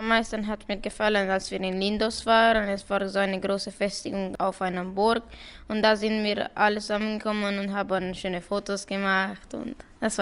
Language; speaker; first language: German; non-native, local second language; Romanian